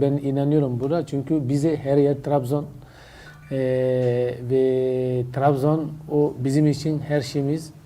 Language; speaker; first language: Turkish; non-native, learner; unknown